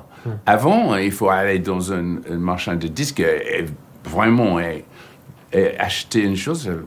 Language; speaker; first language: French; non-native, fluent; English